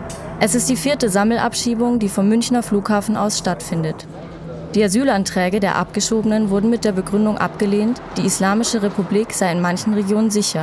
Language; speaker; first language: German; native; German